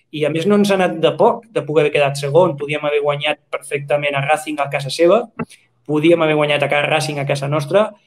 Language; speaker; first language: Catalan; native; Catalan